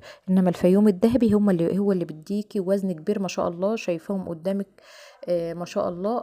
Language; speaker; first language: Arabic; native; Arabic